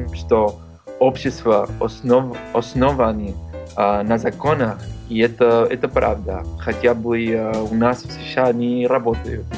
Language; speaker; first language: Russian; non-native, learner; Spanish